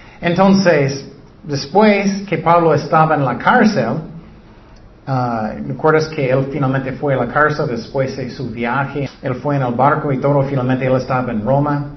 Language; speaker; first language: Spanish; non-native, learner; English